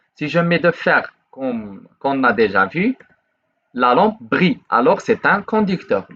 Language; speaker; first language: French; non-native, local second language; Arabic